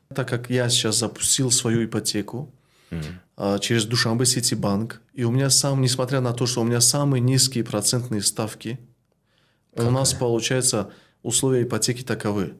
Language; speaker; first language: Russian; non-native, local second language; Tajik